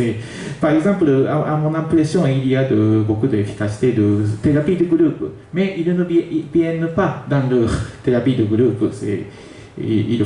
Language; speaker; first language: French; non-native, learner; Japanese